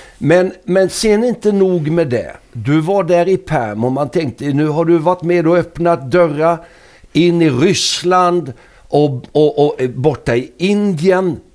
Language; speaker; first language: Swedish; native; Swedish